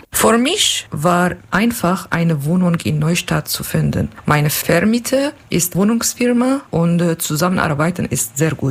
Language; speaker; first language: German; non-native, learner; Kurdish